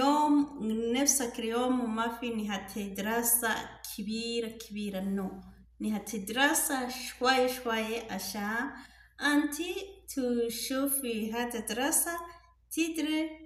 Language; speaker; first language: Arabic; non-native, learner; Rundi